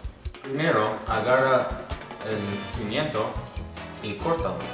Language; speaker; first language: Spanish; non-native, learner; English